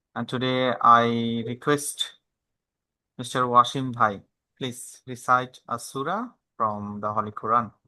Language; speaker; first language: English; non-native, local second language; Bangla